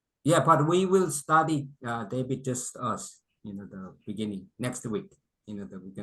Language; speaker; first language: English; non-native, local second language; Korean